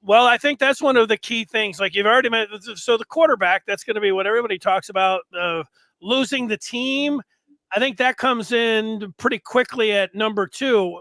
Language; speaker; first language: English; native; English